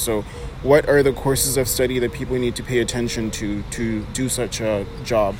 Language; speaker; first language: English; native; English